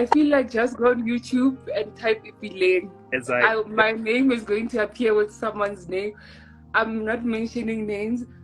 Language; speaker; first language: English; non-native, local second language; Tswana